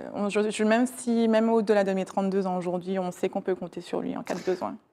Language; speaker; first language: French; native; French